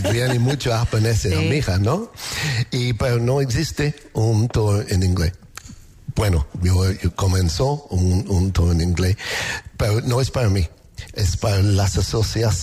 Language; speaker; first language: Spanish; non-native, learner; English